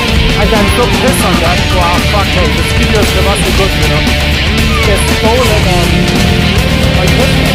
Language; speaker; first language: English; non-native, learner; German